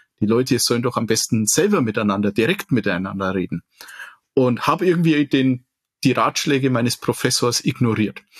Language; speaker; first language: German; native; German